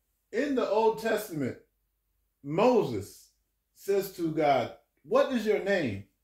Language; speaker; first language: English; native; English